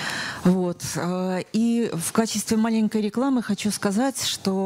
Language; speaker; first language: Russian; native; Russian